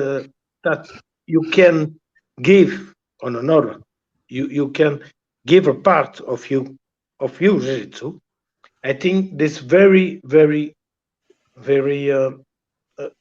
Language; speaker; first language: English; non-native, learner; French